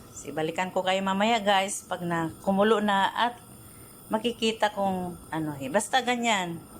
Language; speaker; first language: Filipino; non-native, local second language; Iloko